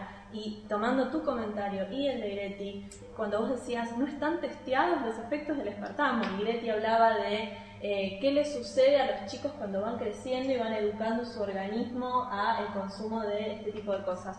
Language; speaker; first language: Spanish; native; Spanish